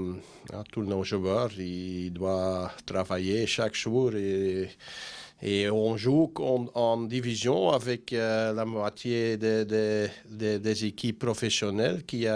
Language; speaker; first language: French; non-native, learner; Dutch